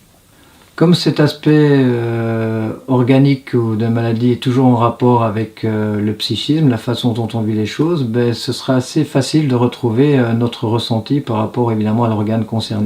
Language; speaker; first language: French; native; French